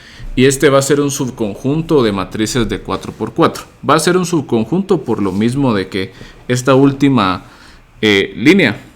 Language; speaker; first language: Spanish; native; Spanish